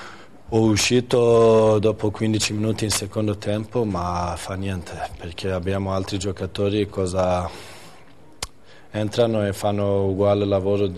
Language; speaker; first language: Italian; non-native, fluent; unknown